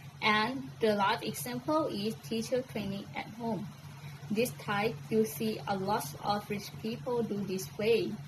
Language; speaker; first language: English; non-native, learner; Thai